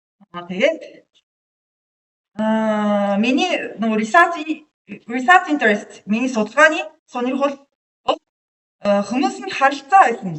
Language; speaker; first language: Mongolian; non-native, learner; Japanese